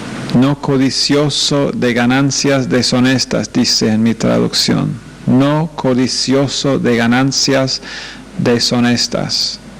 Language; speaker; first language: Spanish; non-native, fluent; English